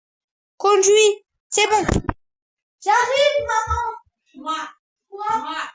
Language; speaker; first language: French; native; French